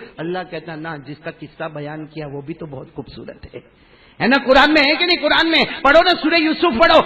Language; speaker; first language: Urdu; native; Urdu